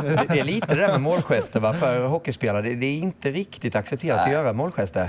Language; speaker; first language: Swedish; native; Swedish